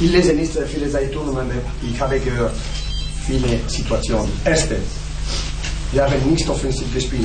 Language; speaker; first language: German; non-native, learner; Italian